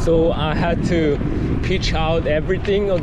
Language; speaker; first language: English; non-native, learner; Korean